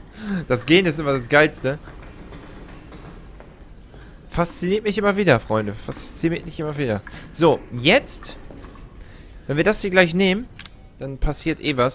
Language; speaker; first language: German; native; German